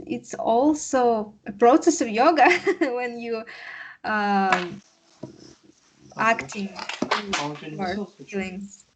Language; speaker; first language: English; non-native, learner; Russian